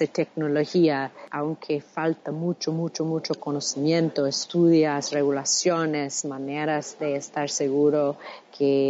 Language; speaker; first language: Spanish; non-native, fluent; English